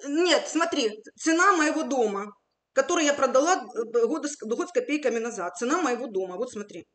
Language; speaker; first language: Russian; native; Russian